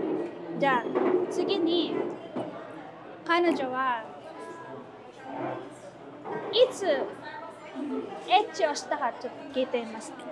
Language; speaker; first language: Japanese; non-native, fluent; Filipino